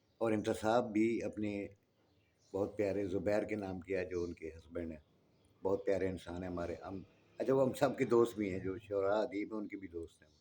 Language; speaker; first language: Urdu; non-native, local second language; Punjabi